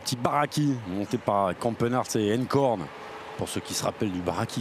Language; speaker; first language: French; native; French